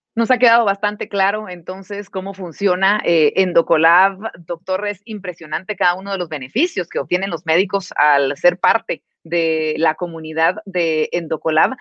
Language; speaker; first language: Spanish; native; Spanish